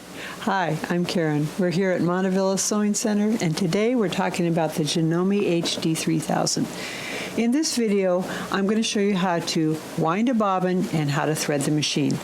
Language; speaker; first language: English; native; English